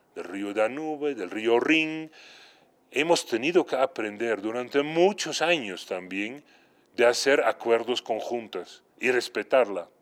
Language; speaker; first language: Spanish; non-native, fluent; Dutch